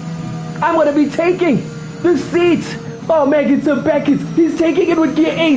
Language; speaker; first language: English; non-native, local second language; Zulu